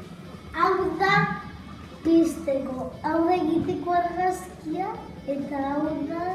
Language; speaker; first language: Basque; non-native, local second language; Spanish